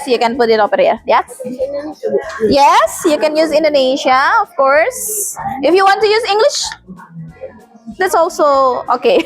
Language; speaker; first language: English; non-native, fluent; Indonesian